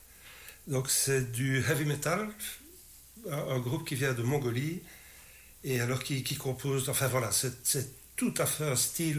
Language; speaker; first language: French; native; French